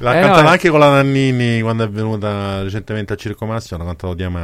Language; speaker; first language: Italian; native; Italian